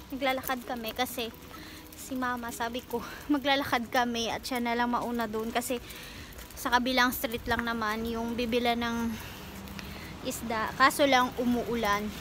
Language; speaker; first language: Filipino; non-native, local second language; Hiligaynon